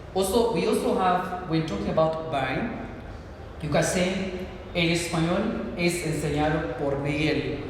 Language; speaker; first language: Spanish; non-native, learner; English